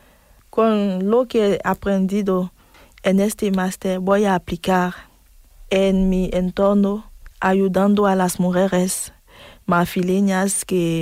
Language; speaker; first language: Spanish; non-native, fluent; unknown